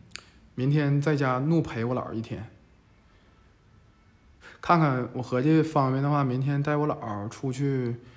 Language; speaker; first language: Chinese; native; Chinese